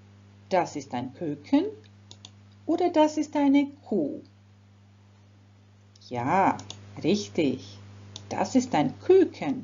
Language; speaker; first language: German; non-native, fluent; Croatian